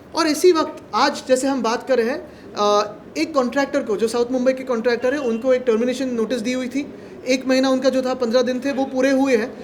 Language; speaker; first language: Hindi; non-native, local second language; Marathi